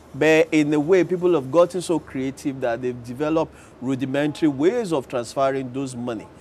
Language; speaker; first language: English; non-native, local second language; Yoruba